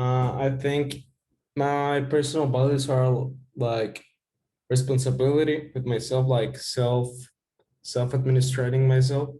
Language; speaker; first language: English; non-native, fluent; Spanish